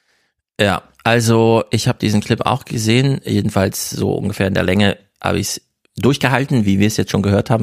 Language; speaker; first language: German; native; German